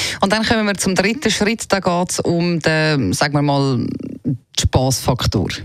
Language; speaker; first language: German; native; German